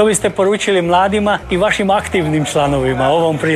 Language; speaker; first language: Serbian; native; Serbian